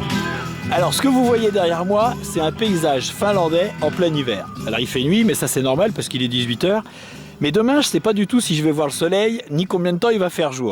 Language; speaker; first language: French; native; French